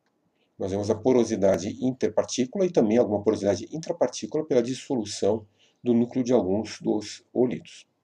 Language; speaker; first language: Portuguese; native; Portuguese